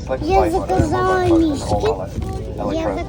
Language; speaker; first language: Russian; early bilingual, heritage; Russian